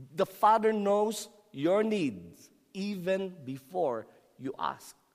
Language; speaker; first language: English; non-native, local second language; Filipino